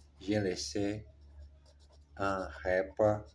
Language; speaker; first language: French; non-native, learner; Portuguese